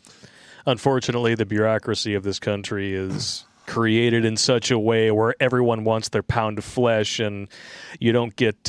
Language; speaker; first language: English; native; English